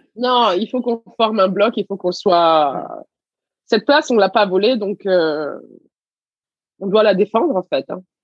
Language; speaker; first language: French; early bilingual, other home language; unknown